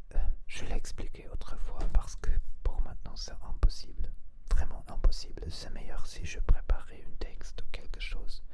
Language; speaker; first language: French; non-native, learner; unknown